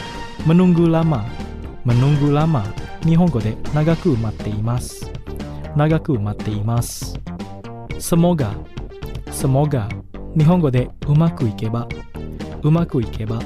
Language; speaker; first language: Japanese; non-native, fluent; Indonesian